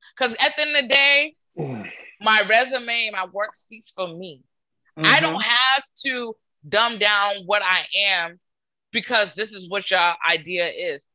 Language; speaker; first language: English; native; English